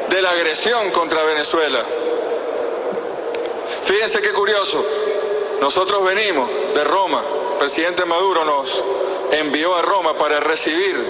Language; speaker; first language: Spanish; native; Spanish